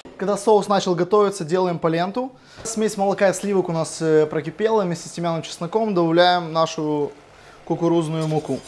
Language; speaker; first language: Russian; non-native, local second language; Romanian